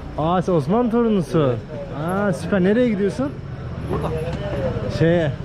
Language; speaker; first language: Turkish; native; Turkish